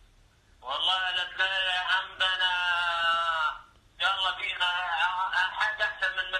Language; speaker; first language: Arabic; native; Arabic